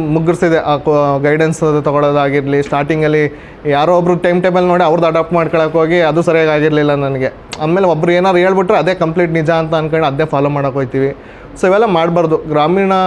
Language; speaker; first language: Kannada; native; Kannada